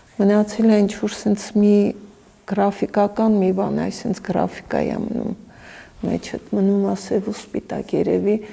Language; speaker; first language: Armenian; native; Armenian